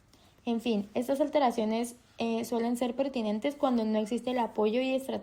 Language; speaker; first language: Spanish; native; Spanish